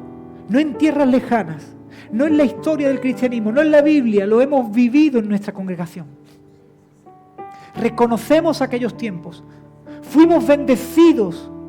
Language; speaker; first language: Spanish; native; Spanish